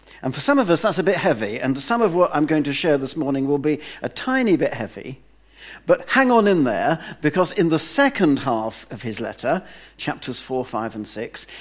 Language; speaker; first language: English; native; English